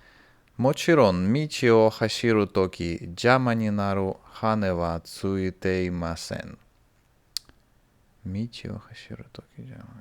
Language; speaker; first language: Japanese; non-native, learner; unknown